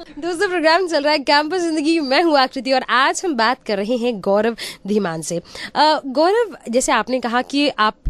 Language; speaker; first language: Hindi; native; Hindi